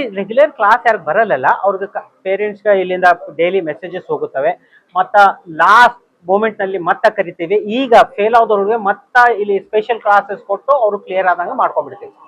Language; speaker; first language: Kannada; non-native, local second language; Urdu